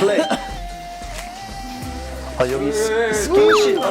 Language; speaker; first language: Korean; non-native, fluent; English